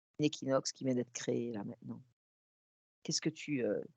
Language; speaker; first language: French; native; French